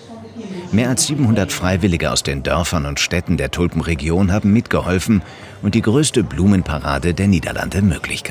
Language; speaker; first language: German; native; German